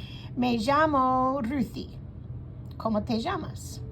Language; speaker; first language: Spanish; non-native, fluent; English